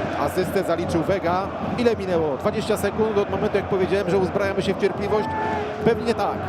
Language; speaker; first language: Polish; native; Polish